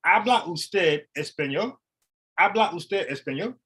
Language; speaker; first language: Spanish; non-native, learner; English